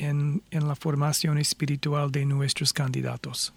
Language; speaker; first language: Spanish; non-native, fluent; English